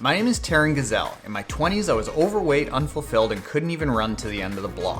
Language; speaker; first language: English; native; English